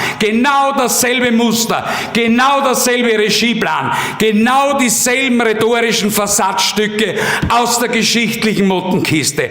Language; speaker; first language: German; native; German